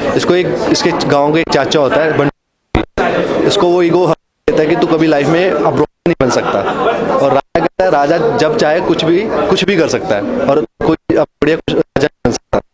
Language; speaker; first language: Urdu; non-native, local second language; Punjabi